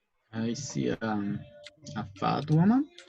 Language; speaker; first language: English; non-native, learner; Spanish